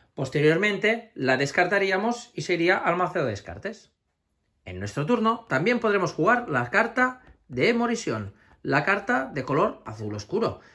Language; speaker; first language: Spanish; native; Spanish